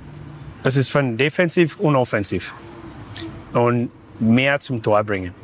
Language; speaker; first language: German; non-native, fluent; English